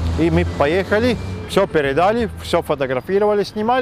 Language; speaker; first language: Russian; non-native, fluent; Latvian